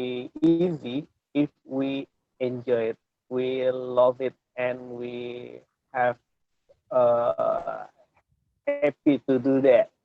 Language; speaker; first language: English; non-native, learner; Indonesian